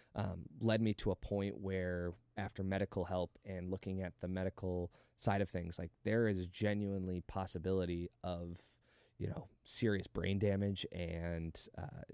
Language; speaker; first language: English; native; English